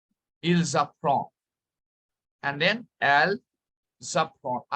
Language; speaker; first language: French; non-native, fluent; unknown